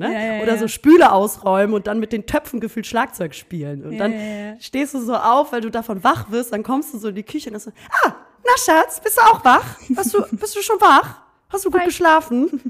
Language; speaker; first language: German; native; German